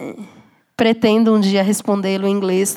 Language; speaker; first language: Portuguese; native; Portuguese